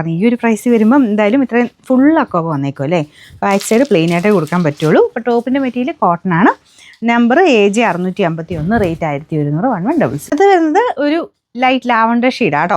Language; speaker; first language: Malayalam; native; Malayalam